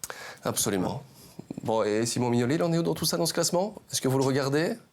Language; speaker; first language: French; native; French